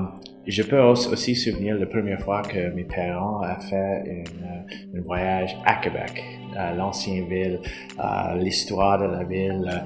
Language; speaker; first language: French; non-native, fluent; English